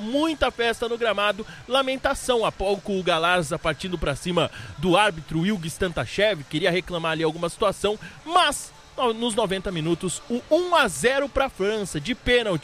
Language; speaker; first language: Portuguese; native; Portuguese